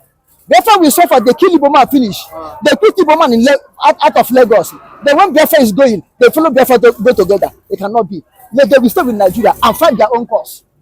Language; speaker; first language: English; non-native, local second language; Igbo